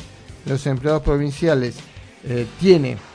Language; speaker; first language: Spanish; native; Spanish